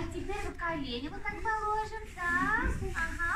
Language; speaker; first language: Russian; non-native, learner; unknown